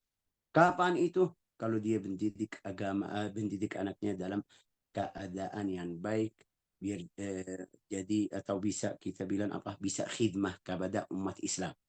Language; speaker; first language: Indonesian; non-native, fluent; Arabic